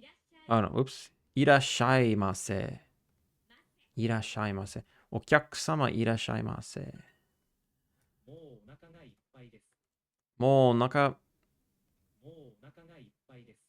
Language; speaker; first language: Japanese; non-native, learner; English